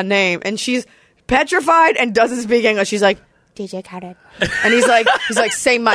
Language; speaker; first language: English; native; English